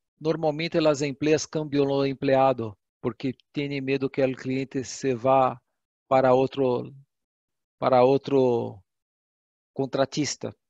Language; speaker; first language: Portuguese; non-native, learner; Spanish